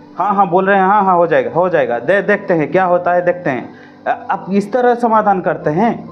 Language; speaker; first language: Hindi; non-native, local second language; Odia